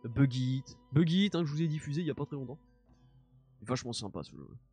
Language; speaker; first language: French; native; French